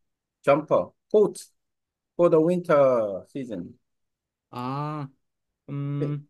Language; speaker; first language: English; non-native, learner; Korean